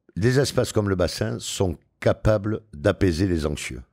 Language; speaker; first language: French; native; French